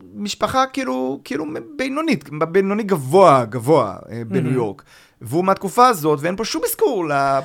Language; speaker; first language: Hebrew; native; Hebrew